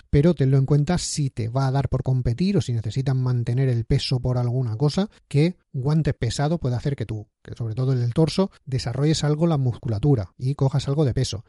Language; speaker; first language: Spanish; native; Spanish